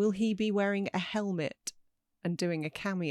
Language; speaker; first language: English; native; English